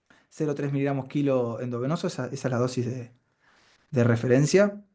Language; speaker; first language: Spanish; native; Spanish